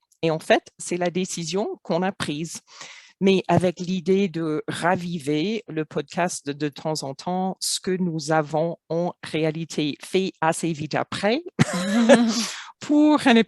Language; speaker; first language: French; non-native, fluent; English